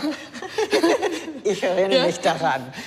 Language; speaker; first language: German; non-native, fluent; English